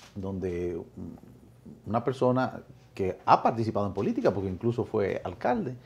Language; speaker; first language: Spanish; native; Spanish